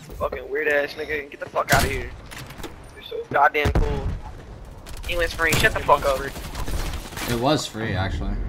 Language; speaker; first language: English; native; English